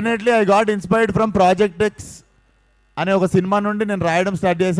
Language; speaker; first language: Telugu; native; Telugu